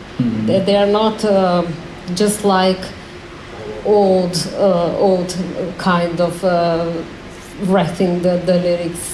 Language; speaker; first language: English; non-native, learner; Macedonian